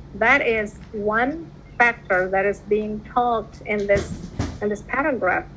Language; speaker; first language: English; non-native, fluent; Indonesian